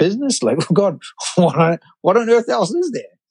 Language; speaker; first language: English; native; English